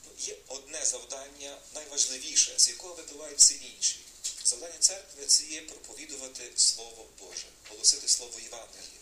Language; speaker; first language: Ukrainian; native; Ukrainian